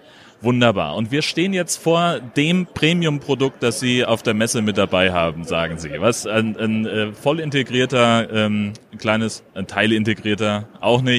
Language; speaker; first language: German; native; German